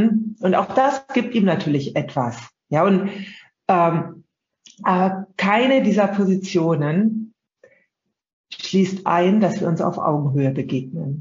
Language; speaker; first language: German; native; German